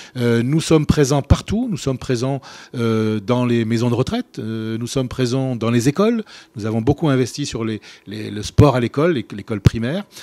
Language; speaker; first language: French; native; French